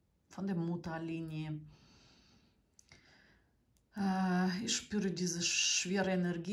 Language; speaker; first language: German; non-native, fluent; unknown